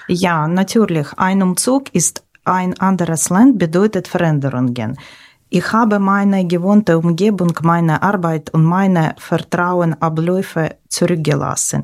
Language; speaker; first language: German; non-native, learner; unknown